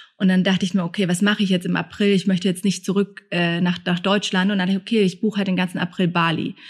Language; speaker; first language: German; early bilingual, other home language; Thai